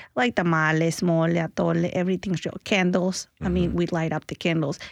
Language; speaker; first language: English; early bilingual, other home language; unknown